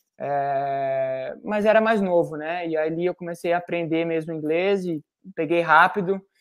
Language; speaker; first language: Portuguese; native; Portuguese